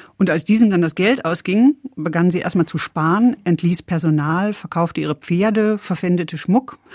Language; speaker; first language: German; native; German